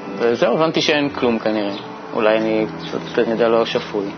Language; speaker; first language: Hebrew; early bilingual, other home language; French